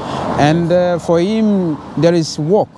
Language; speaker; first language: English; non-native, fluent; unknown